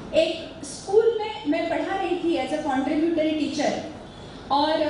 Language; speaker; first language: Hindi; non-native, local second language; Marathi